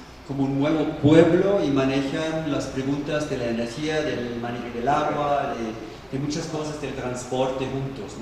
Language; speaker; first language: Spanish; non-native, fluent; German